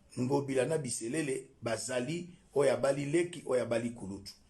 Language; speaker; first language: Lingala; non-native, local second language; Luba-Lulua